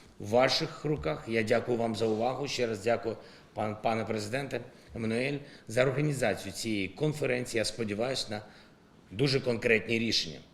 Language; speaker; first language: Ukrainian; non-native, local second language; Russian